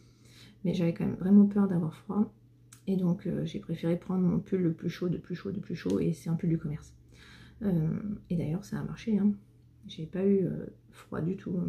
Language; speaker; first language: French; native; French